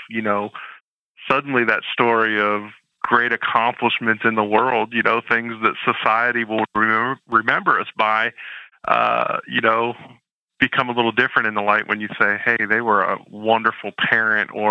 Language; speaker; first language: English; native; English